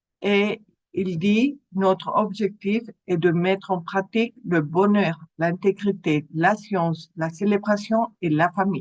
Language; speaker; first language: French; non-native, fluent; Spanish